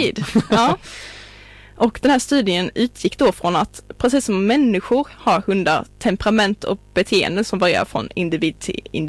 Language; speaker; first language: Swedish; native; Swedish